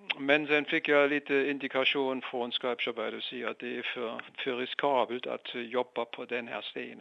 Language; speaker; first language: Swedish; non-native, fluent; German